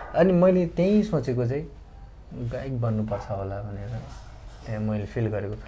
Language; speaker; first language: Nepali; non-native, local second language; Gurung